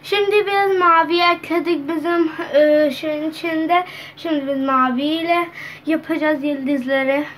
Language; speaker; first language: Turkish; non-native, learner; Urdu